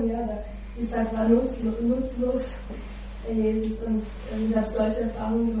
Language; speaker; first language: German; non-native, learner; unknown